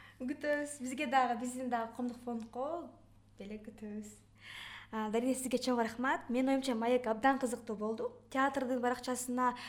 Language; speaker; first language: Kyrgyz; native; Kyrgyz